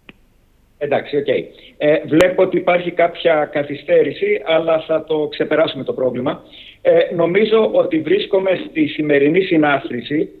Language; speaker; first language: Greek; native; Greek